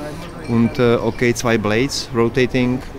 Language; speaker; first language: German; non-native, learner; Czech